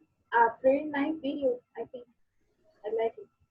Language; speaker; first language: English; non-native, learner; Spanish